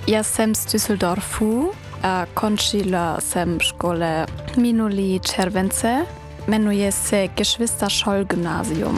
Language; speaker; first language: Czech; non-native, learner; German